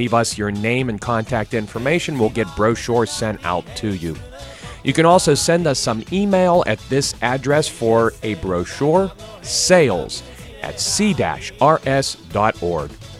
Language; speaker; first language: English; native; English